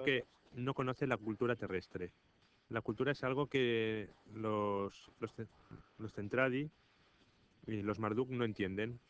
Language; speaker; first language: Spanish; native; Spanish